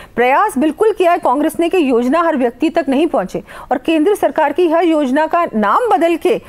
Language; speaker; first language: Hindi; native; Hindi